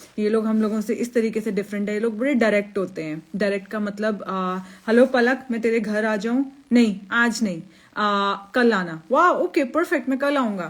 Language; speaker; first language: Hindi; native; Hindi